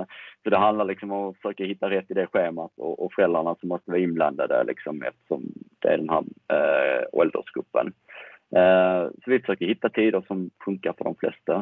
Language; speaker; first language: Swedish; native; Swedish